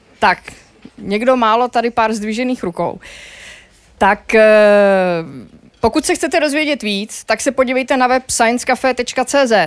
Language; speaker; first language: Czech; native; Czech